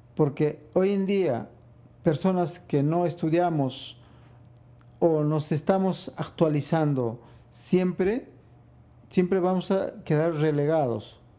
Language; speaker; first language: Spanish; non-native, local second language; Quechua